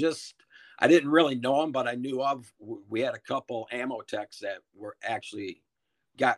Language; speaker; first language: English; native; English